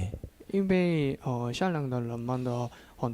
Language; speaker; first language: Chinese; non-native, learner; Korean